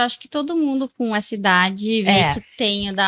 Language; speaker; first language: Portuguese; native; Portuguese